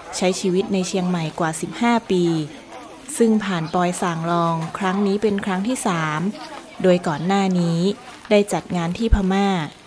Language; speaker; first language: Thai; native; Thai